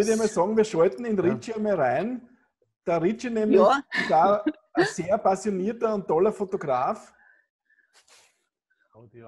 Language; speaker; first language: German; native; German